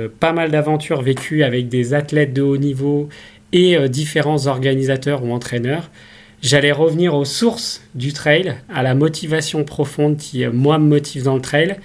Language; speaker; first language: French; native; French